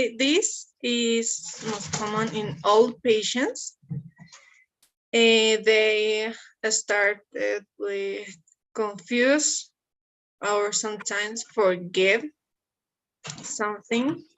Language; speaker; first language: English; non-native, learner; Spanish